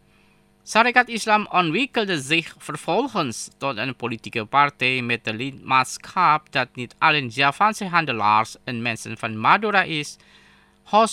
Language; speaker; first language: Dutch; non-native, fluent; Indonesian